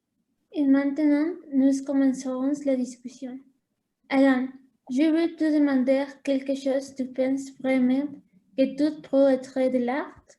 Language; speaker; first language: French; non-native, learner; Spanish